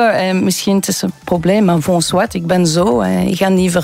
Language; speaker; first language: Dutch; non-native, learner; French